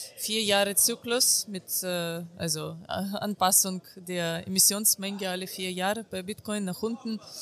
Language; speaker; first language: German; non-native, fluent; Ukrainian